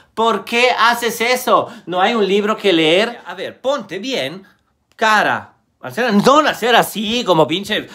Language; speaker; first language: Spanish; non-native, fluent; Italian